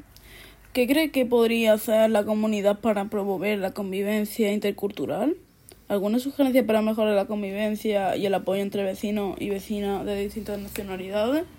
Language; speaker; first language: Spanish; native; Spanish